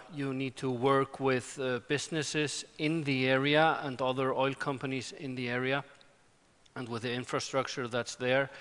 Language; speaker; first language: English; non-native, fluent; Icelandic